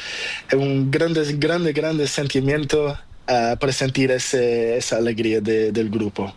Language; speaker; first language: Spanish; non-native, learner; Portuguese